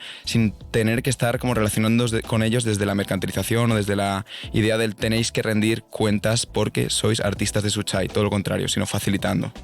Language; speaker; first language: Spanish; native; Spanish